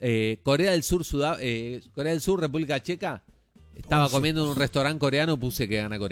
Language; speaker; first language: Spanish; native; Spanish